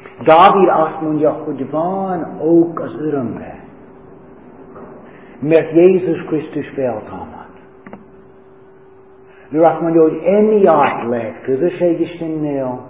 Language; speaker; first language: Hungarian; non-native, learner; English